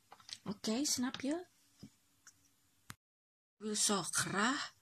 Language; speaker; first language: Dutch; non-native, learner; Indonesian